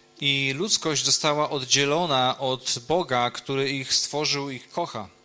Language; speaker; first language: Polish; native; Polish